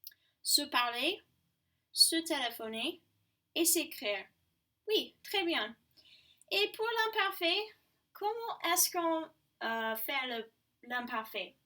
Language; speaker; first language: French; non-native, fluent; English